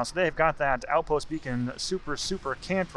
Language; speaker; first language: English; native; English